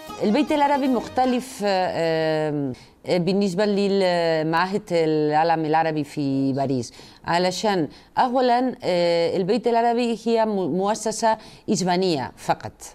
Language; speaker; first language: Arabic; non-native, fluent; Spanish